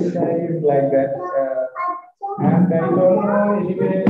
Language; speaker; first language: English; non-native, learner; Malayalam